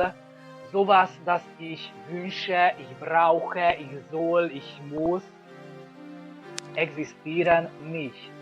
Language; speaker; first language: German; non-native, learner; Hungarian